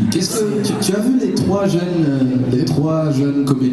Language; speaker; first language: French; non-native, local second language; Kinyarwanda